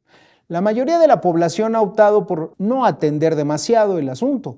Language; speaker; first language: Spanish; native; Spanish